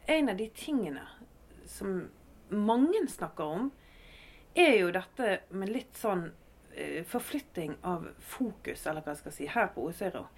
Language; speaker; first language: Norwegian; native; Norwegian